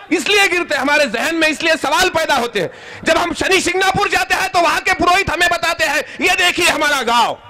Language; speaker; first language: Hindi; non-native, local second language; Marathi